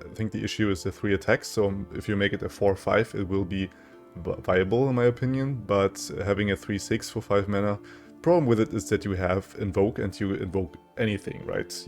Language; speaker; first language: English; non-native, fluent; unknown